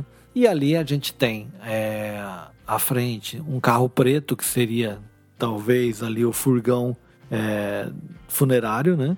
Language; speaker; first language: Portuguese; native; Portuguese